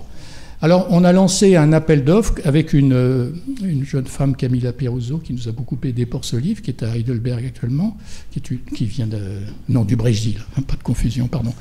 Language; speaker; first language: French; native; French